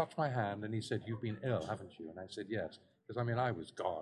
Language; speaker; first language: English; native; English